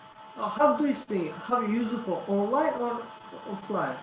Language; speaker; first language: English; non-native, learner; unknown